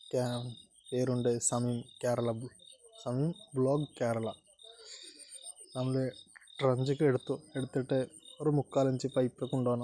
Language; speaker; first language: Malayalam; non-native, learner; Bangla